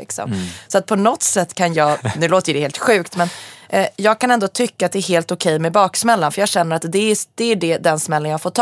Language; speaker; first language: Swedish; native; Swedish